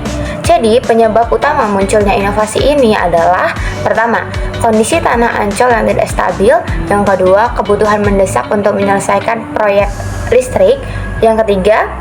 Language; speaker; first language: Indonesian; native; Indonesian